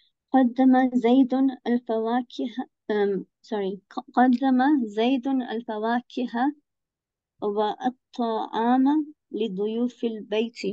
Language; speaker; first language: Arabic; non-native, learner; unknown